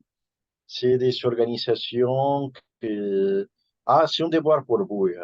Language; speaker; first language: French; non-native, learner; Spanish